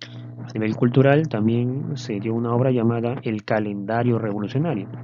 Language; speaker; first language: Spanish; native; Spanish